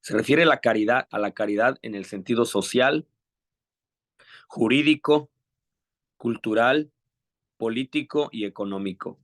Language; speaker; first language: Spanish; native; Spanish